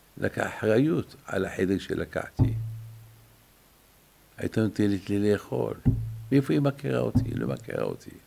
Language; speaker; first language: Hebrew; non-native, fluent; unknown